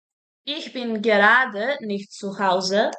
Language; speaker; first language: German; non-native, fluent; Serbian